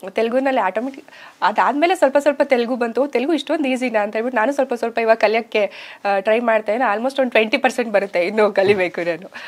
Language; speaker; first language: Kannada; native; Kannada